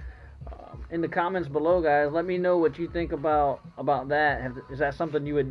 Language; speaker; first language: English; native; English